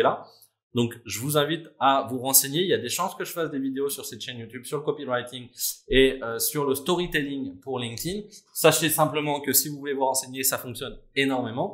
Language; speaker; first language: French; native; French